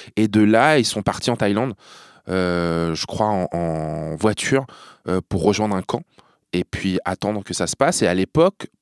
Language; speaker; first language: French; native; French